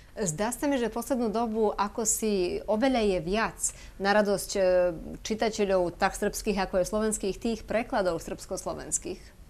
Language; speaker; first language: Slovak; native; Slovak